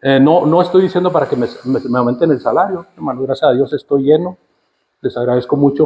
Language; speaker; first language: Spanish; native; Spanish